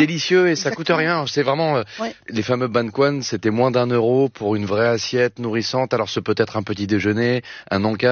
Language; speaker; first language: French; native; French